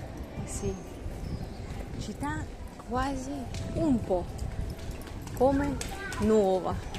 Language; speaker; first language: Italian; non-native, learner; Russian